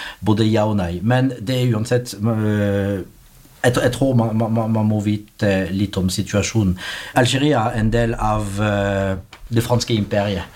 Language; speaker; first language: Norwegian; non-native, fluent; French